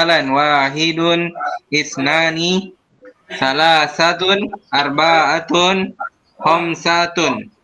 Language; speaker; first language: Arabic; non-native, learner; Indonesian